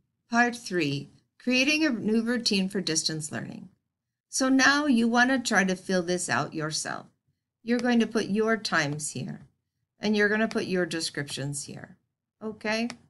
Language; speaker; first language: English; native; English